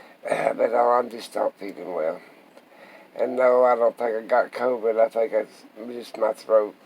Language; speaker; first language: English; native; English